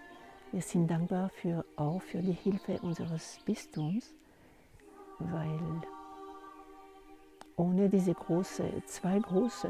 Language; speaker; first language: German; non-native, fluent; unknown